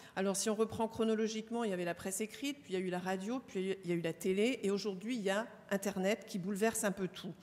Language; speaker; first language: French; native; French